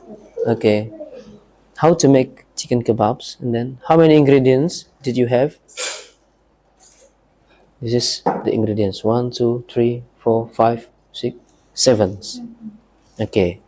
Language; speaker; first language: English; non-native, learner; Indonesian